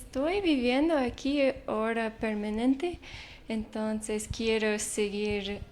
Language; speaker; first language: Spanish; non-native, fluent; English